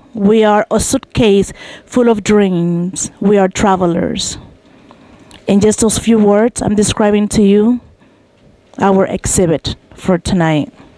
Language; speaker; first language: English; non-native, fluent; Spanish